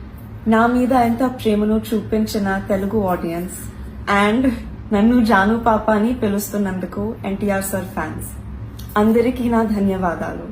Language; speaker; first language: Telugu; non-native, learner; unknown